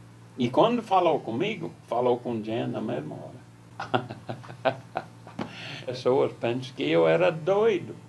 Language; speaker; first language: Portuguese; non-native, fluent; English